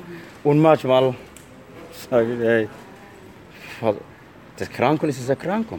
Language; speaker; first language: German; non-native, learner; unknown